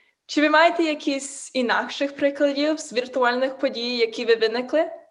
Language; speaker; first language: Ukrainian; early bilingual, heritage; Ukrainian